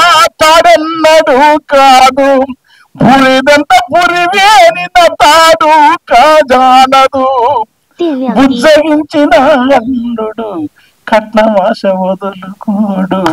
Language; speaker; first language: Telugu; native; Telugu